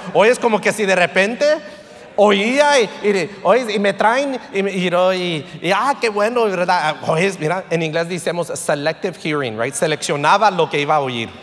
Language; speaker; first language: Spanish; early bilingual, heritage; Spanish